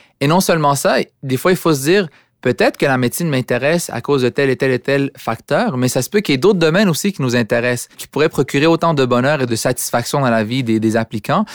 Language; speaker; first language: French; early bilingual, other home language; Arabic